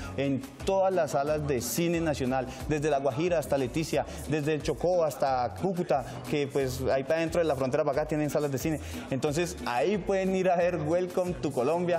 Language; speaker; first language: Spanish; native; Spanish